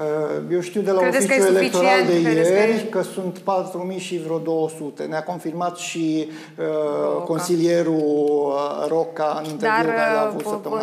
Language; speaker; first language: Romanian; native; Romanian